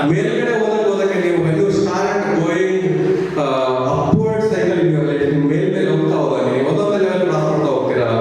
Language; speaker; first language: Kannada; non-native, local second language; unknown